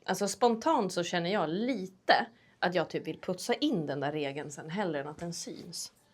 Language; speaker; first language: Swedish; native; Swedish